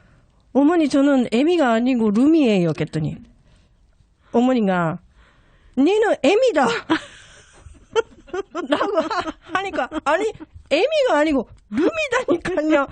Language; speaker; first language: Korean; non-native, fluent; Japanese